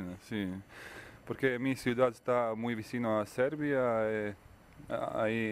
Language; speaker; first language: Spanish; non-native, learner; Bosnian